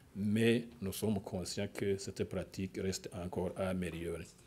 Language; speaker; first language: French; non-native, local second language; Rundi